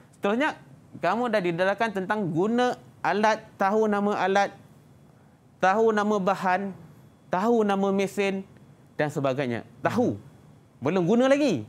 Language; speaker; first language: Malay; native; Malay